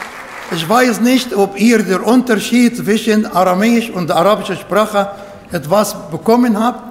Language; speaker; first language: German; non-native, learner; Arabic